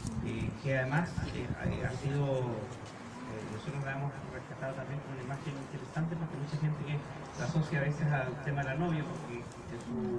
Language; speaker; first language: Spanish; native; Spanish